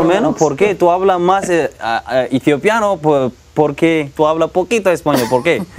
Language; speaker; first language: Spanish; non-native, learner; Amharic